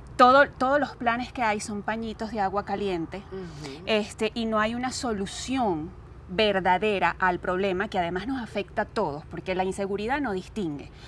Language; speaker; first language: Spanish; native; Spanish